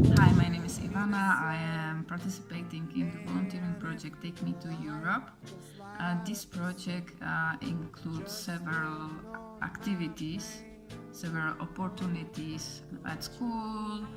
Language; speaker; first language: English; non-native, fluent; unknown